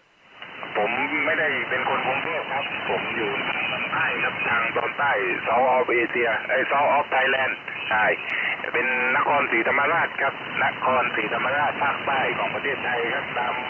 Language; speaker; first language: Thai; native; Thai